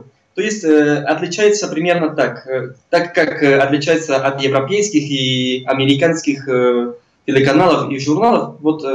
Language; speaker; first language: Russian; non-native, fluent; Spanish